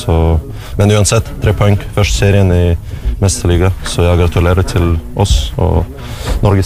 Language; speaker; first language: Norwegian; non-native, learner; Russian